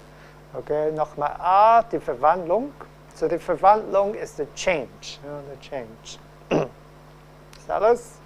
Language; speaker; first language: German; non-native, fluent; Cantonese